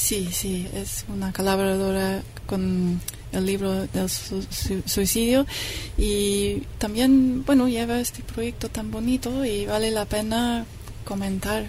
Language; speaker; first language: Spanish; non-native, fluent; English